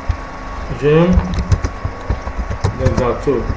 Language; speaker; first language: French; non-native, learner; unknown